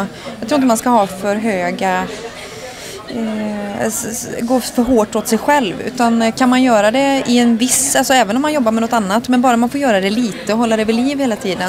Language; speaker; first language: Swedish; native; Swedish